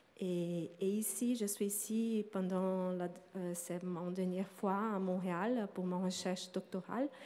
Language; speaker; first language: French; non-native, learner; Portuguese